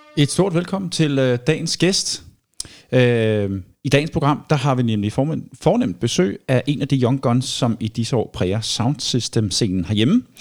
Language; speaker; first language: Danish; native; Danish